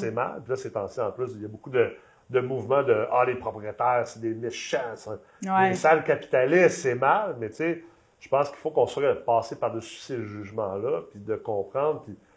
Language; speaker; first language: French; native; French